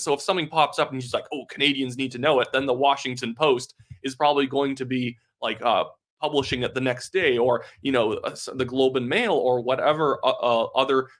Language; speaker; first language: English; native; English